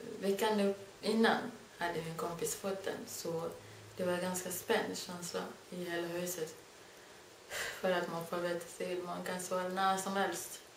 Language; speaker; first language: Swedish; non-native, fluent; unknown